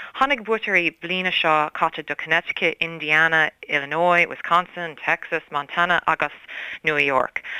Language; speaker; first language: Irish; non-native, learner; English